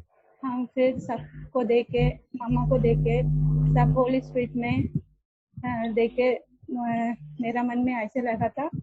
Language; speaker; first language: Hindi; non-native, local second language; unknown